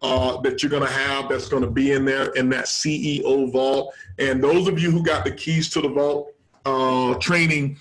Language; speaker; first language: English; native; English